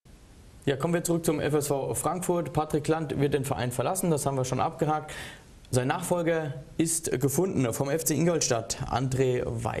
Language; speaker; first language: German; native; German